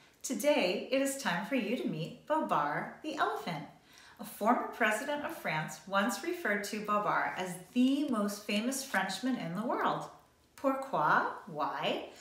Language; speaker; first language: English; native; English